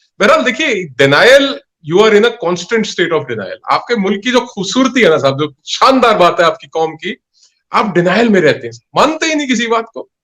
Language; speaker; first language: Hindi; non-native, local second language; Punjabi